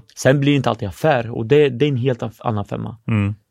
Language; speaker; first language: Swedish; early bilingual, other home language; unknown